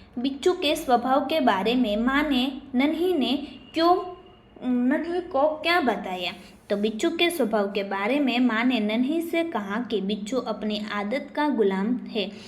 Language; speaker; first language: Hindi; non-native, local second language; Gujarati